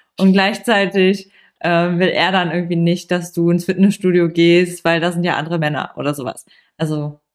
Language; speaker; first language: German; native; German